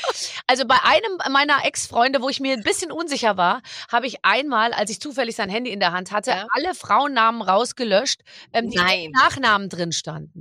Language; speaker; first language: German; native; German